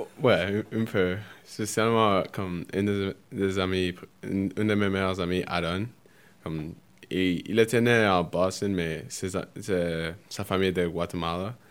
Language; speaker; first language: French; early bilingual, other home language; Spanish